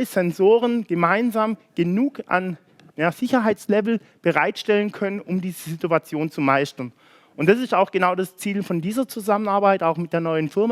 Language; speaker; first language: German; native; German